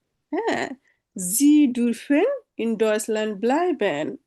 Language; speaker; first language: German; non-native, fluent; Bangla